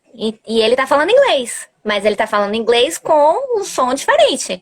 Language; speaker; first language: Portuguese; early bilingual, other home language; Spanish